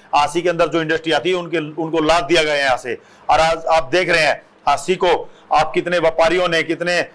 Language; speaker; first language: Hindi; native; Hindi